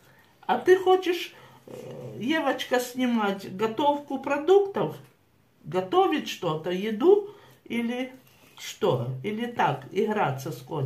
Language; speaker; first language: Russian; native; Russian